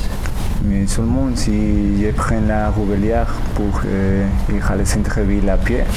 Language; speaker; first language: French; non-native, learner; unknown